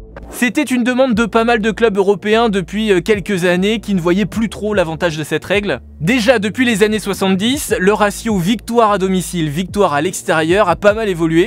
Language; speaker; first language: French; native; French